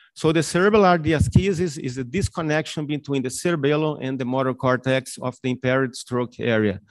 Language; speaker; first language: English; non-native, fluent; Portuguese